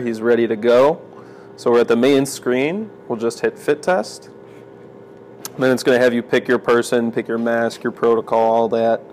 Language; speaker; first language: English; native; English